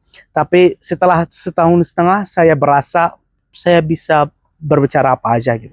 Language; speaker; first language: Indonesian; non-native, fluent; Arabic